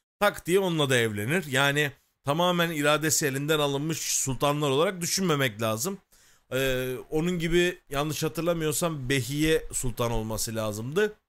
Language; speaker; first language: Turkish; native; Turkish